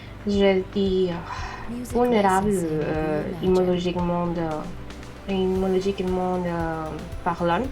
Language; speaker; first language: French; non-native, learner; Spanish